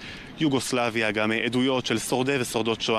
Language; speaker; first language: Hebrew; native; Hebrew